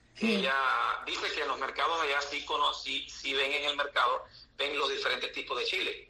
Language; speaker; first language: Spanish; native; Spanish